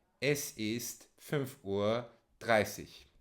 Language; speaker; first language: German; non-native, fluent; Turkish